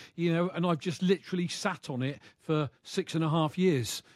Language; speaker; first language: English; native; English